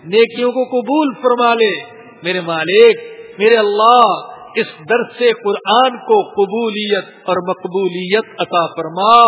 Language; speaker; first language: Urdu; non-native, local second language; Punjabi